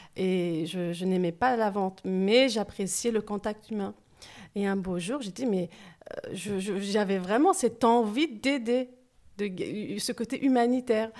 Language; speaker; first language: French; early bilingual, other home language; Turkish